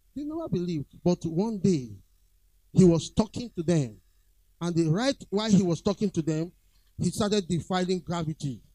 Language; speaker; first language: English; non-native, local second language; Yoruba